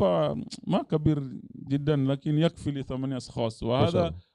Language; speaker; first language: Arabic; non-native, learner; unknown